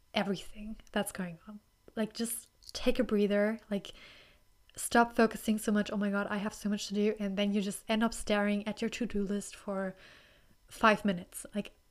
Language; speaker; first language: English; non-native, fluent; German